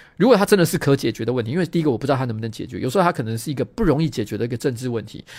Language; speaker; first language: Chinese; native; Chinese